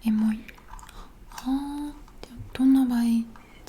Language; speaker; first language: Japanese; non-native, learner; English